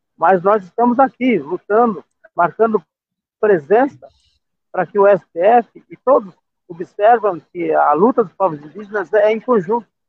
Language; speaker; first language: Portuguese; non-native, local second language; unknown